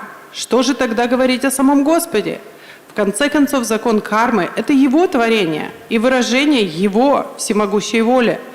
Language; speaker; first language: Russian; native; Russian